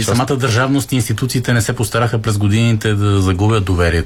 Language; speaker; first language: Bulgarian; native; Bulgarian